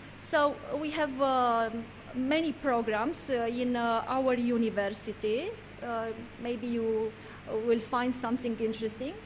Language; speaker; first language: English; non-native, learner; Romanian